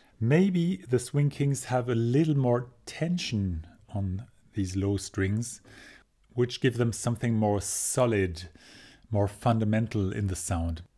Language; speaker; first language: English; non-native, fluent; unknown